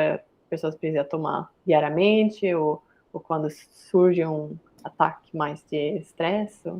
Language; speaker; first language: Portuguese; non-native, fluent; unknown